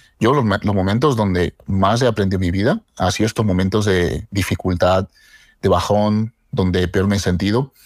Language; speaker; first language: Spanish; native; Spanish